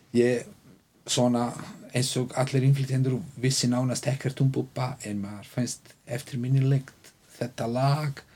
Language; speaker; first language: Icelandic; non-native, fluent; Bosnian